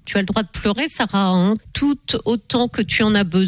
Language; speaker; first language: French; native; French